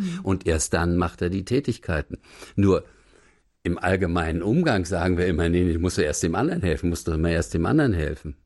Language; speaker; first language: German; native; German